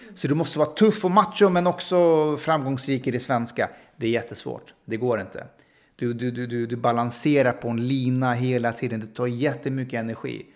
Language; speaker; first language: Swedish; early bilingual, other home language; Persian